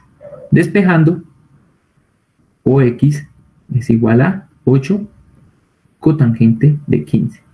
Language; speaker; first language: Spanish; native; Spanish